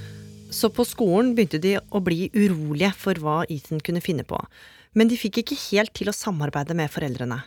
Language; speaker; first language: Norwegian; native; Norwegian